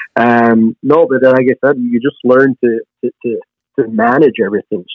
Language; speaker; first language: English; native; English